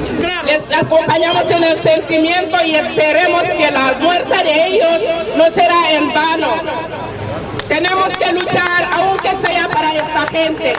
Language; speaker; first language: Spanish; non-native, fluent; Wolof